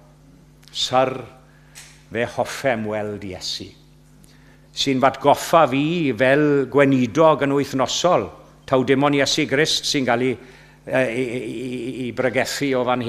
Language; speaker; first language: Welsh; native; Welsh